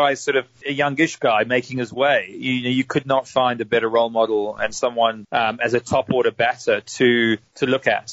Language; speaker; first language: English; native; English